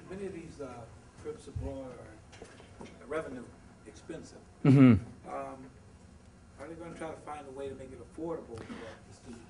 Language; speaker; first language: English; native; English